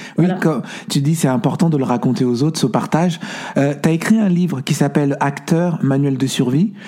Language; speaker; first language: French; native; French